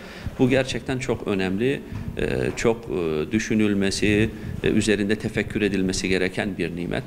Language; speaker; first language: Turkish; native; Turkish